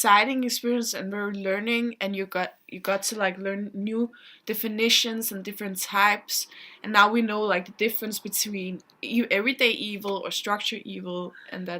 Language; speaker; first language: English; non-native, fluent; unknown